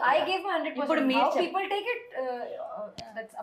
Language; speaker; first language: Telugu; non-native, fluent; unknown